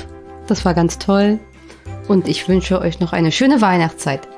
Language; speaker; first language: German; native; German